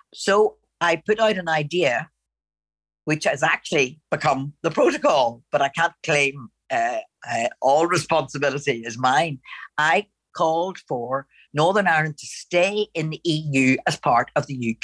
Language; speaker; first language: English; native; English